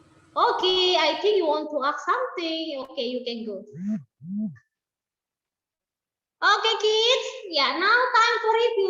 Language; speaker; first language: English; non-native, learner; Indonesian